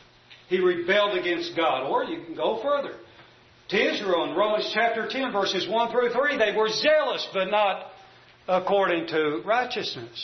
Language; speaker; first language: English; native; English